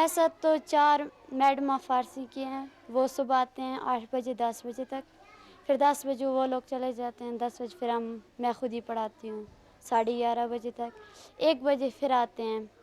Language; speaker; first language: Hindi; non-native, fluent; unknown